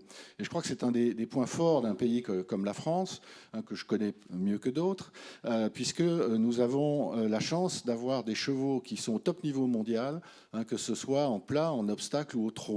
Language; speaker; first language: French; native; French